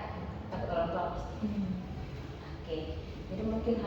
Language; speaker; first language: Indonesian; native; Indonesian